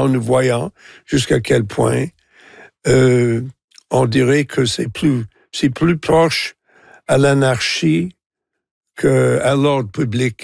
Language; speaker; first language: French; non-native, local second language; English